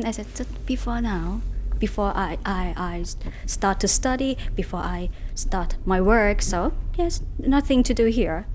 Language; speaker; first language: English; non-native, learner; Thai